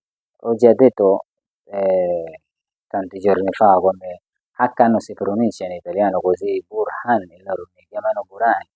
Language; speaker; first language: Italian; non-native, fluent; Swahili